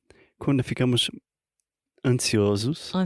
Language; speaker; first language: Portuguese; non-native, fluent; English